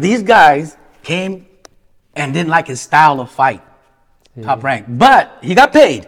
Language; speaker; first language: English; early bilingual, other home language; Spanish